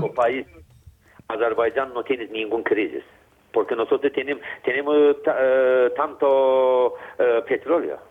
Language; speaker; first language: Spanish; non-native, learner; Azerbaijani